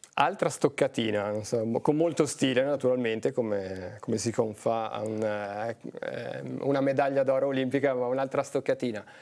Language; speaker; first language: Italian; native; Italian